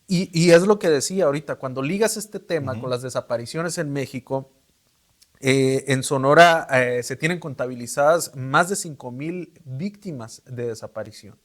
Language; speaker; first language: Spanish; native; Spanish